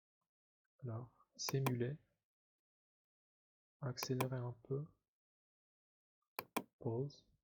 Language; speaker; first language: French; non-native, local second language; Arabic